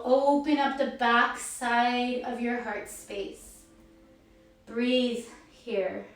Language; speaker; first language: English; native; English